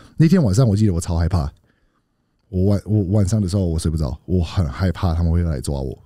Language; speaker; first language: Chinese; early bilingual, heritage; Chinese